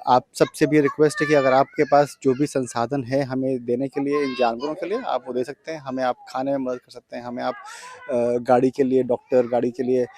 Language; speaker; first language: Hindi; non-native, local second language; Gujarati